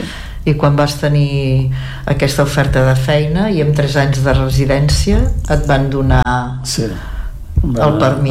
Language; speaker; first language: Catalan; native; Catalan